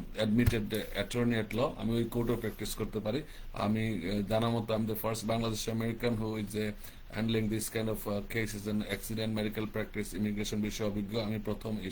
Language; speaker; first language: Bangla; early bilingual, heritage; Bangla